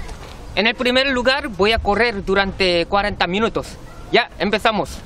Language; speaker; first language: Spanish; non-native, fluent; Korean